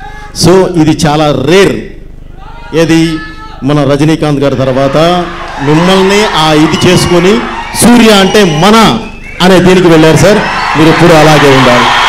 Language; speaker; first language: Telugu; native; Telugu